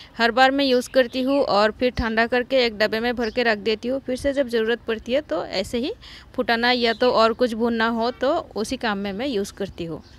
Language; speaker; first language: Hindi; non-native, local second language; Marathi